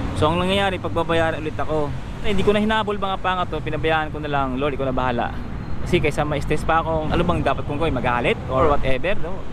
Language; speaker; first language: Filipino; native; Filipino